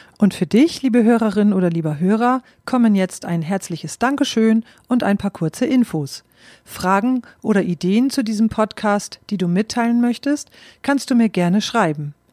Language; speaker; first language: German; native; German